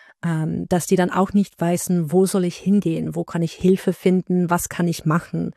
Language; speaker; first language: German; non-native, fluent; Dutch